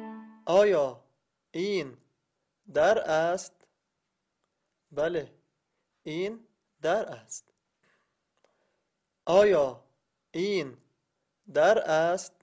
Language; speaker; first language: Persian; non-native, learner; Arabic